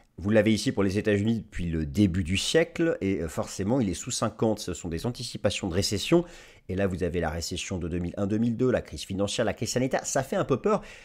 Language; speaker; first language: French; native; French